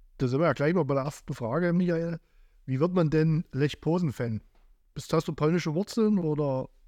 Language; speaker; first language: German; native; German